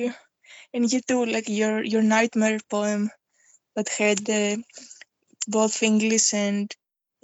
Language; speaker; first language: English; non-native, fluent; Greek